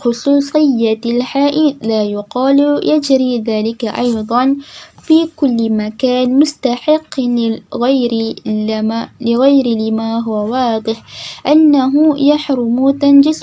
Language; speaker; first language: Arabic; non-native, learner; Malay